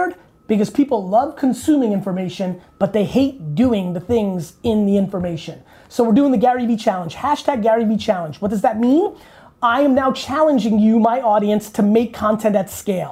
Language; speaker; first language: English; early bilingual, other home language; Russian